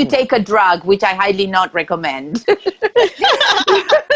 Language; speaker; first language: English; non-native, fluent; Spanish